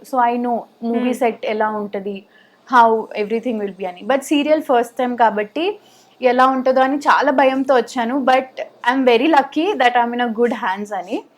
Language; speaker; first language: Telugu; native; Telugu